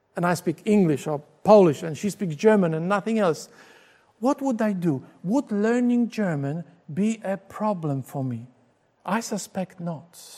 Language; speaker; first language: English; non-native, fluent; Polish